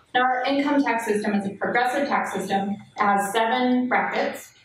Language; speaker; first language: English; native; English